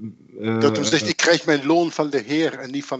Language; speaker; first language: Dutch; native; Dutch